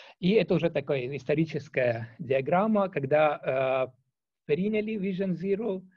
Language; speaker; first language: Russian; native; Russian